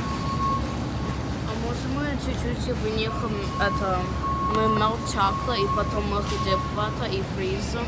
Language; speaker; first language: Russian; early bilingual, heritage; Russian